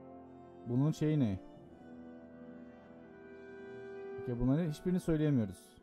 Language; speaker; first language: Turkish; native; Turkish